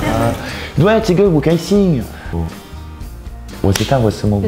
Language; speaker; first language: Chinese; non-native, learner; French